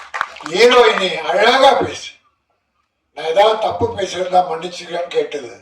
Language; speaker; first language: Tamil; native; Tamil